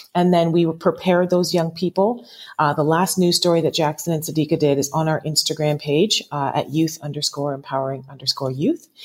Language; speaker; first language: English; native; English